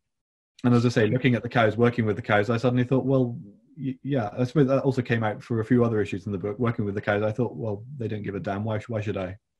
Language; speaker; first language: English; native; English